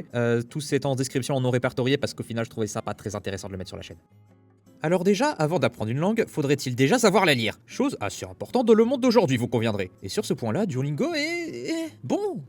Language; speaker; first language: French; native; French